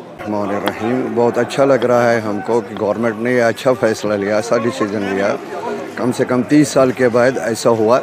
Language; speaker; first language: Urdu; non-native, local second language; Kashmiri